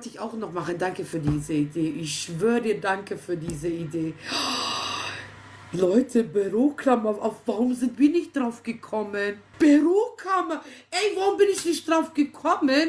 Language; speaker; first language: German; native; German